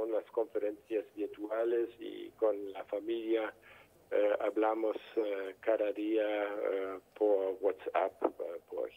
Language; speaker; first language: Spanish; non-native, fluent; German